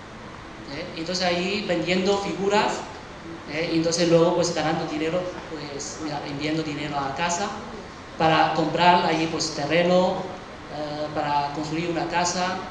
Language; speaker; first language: Spanish; early bilingual, other home language; Chinese